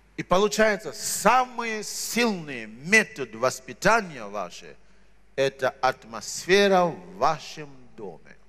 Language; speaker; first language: Russian; non-native, fluent; Shona